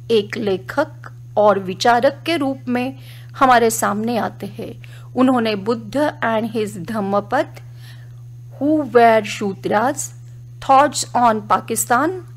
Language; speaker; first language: Hindi; non-native, local second language; Marathi